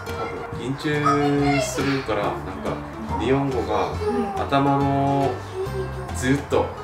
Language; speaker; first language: Japanese; non-native, learner; Korean